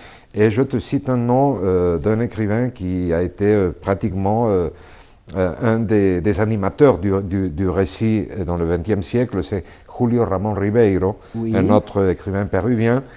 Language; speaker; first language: French; non-native, fluent; Spanish